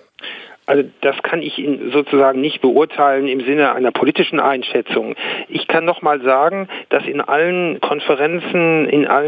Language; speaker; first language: German; native; German